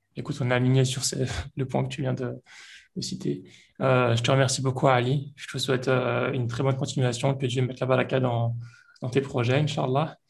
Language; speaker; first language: French; native; French